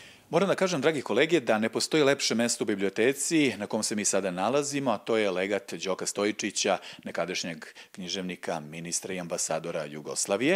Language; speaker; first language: Serbian; native; Serbian